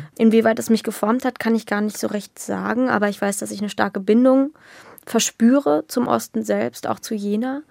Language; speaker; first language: German; native; German